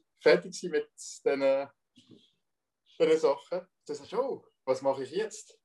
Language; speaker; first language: German; non-native, local second language; French